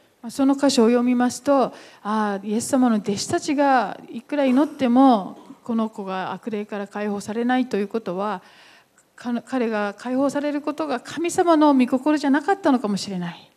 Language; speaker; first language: Japanese; native; Japanese